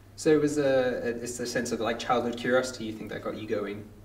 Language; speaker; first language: English; native; English